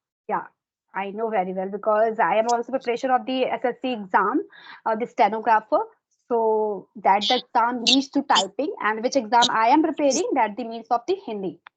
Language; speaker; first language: English; non-native, fluent; Hindi